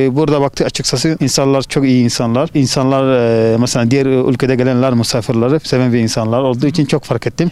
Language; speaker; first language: Turkish; non-native, fluent; Arabic